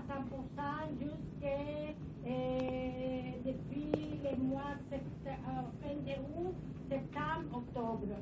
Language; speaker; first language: French; non-native, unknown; Spanish